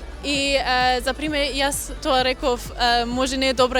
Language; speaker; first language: Macedonian; early bilingual, heritage; Macedonian